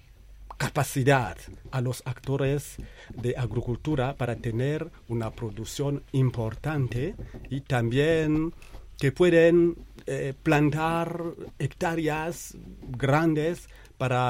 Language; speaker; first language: Spanish; non-native, fluent; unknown